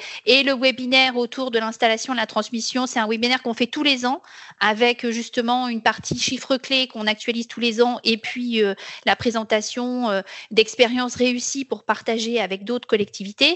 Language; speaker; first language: French; native; French